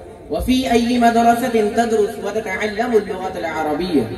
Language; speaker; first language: Arabic; non-native, learner; Urdu